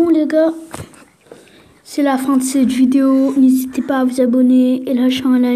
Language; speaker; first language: French; native; French